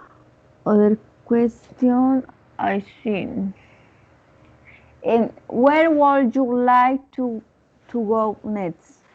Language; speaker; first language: English; non-native, learner; Spanish